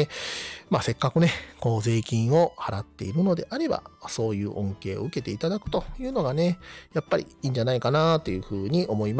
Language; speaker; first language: Japanese; native; Japanese